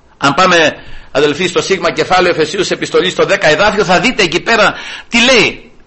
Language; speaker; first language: Greek; early bilingual, heritage; Greek